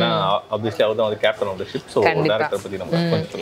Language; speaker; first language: Tamil; native; Tamil